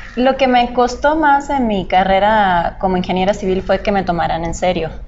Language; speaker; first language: Spanish; native; Spanish